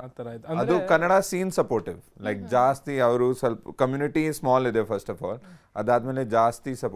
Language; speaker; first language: Kannada; non-native, learner; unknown